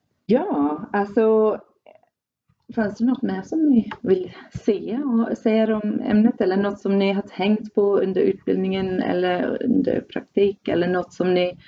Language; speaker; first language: Swedish; non-native, fluent; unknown